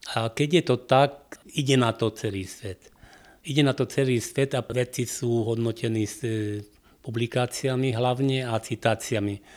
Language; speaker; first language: Slovak; non-native, local second language; Hungarian